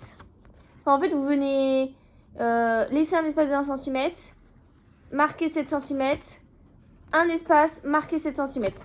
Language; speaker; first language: French; native; French